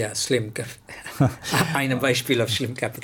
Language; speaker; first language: German; non-native, learner; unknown